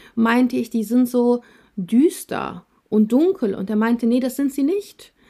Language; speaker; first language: German; early bilingual, other home language; Russian